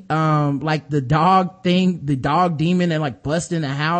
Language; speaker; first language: English; native; English